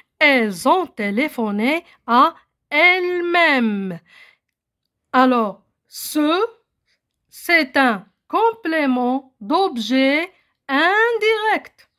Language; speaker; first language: French; non-native, local second language; Arabic